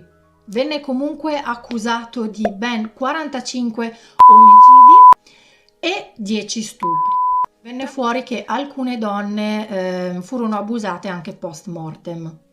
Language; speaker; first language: Italian; native; Italian